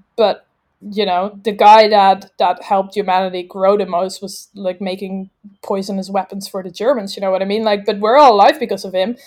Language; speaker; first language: English; non-native, fluent; Dutch